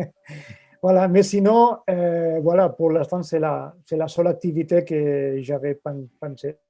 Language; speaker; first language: French; non-native, fluent; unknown